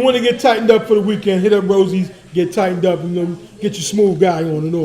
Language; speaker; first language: English; native; English